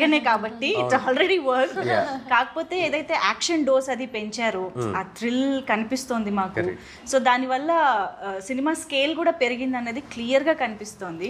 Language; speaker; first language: Telugu; native; Telugu